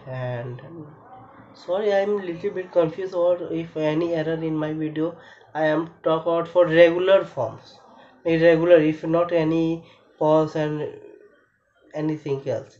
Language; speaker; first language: English; non-native, learner; Bangla